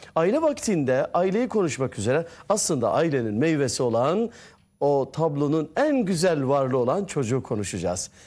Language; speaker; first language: Turkish; native; Turkish